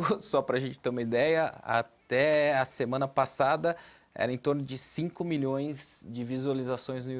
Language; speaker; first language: Portuguese; native; Portuguese